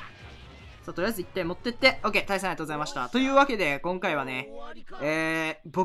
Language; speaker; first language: Japanese; native; Japanese